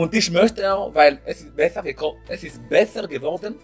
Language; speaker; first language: German; non-native, learner; French